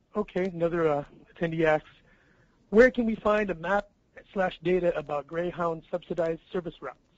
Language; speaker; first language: English; native; English